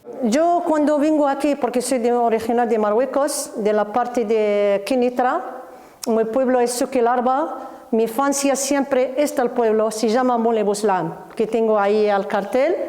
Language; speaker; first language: Spanish; non-native, learner; Arabic